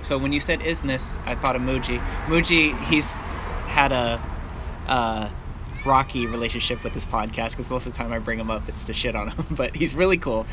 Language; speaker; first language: English; native; English